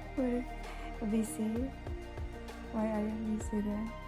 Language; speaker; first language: English; non-native, local second language; Filipino